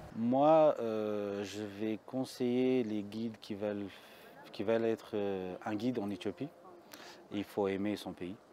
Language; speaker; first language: French; early bilingual, other home language; Amharic